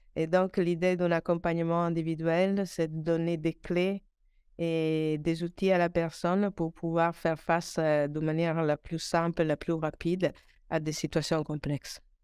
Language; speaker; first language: French; non-native, fluent; Italian